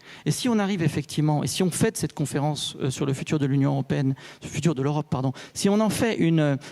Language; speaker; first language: French; native; French